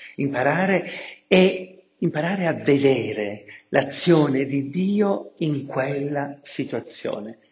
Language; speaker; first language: Italian; native; Italian